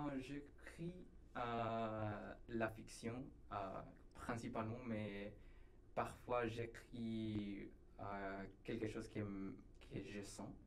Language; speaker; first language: French; non-native, learner; Spanish